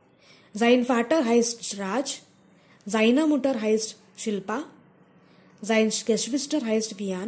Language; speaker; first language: German; non-native, fluent; Marathi